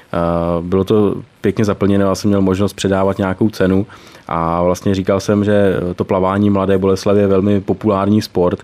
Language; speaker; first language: Czech; native; Czech